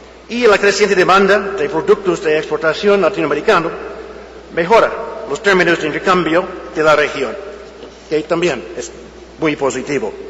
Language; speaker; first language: Spanish; non-native, fluent; English